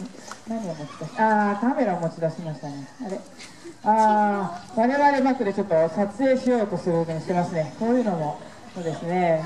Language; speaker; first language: Japanese; native; Japanese